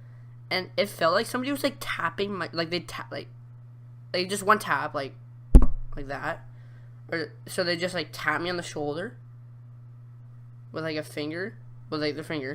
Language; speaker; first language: English; native; English